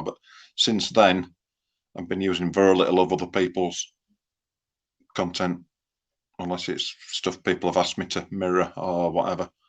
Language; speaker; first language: English; native; English